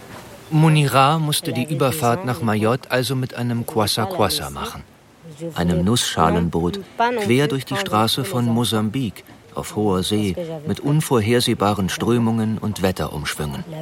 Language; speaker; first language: German; native; German